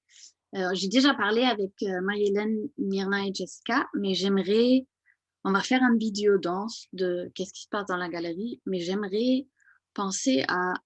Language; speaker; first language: French; non-native, fluent; German